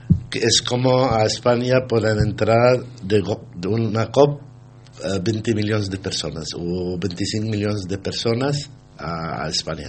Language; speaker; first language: Catalan; non-native, fluent; Arabic